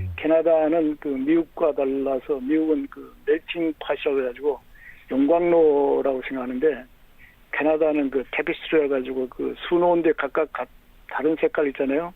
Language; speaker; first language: Korean; native; Korean